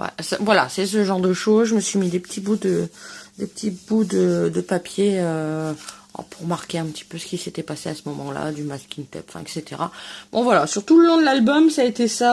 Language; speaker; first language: French; native; French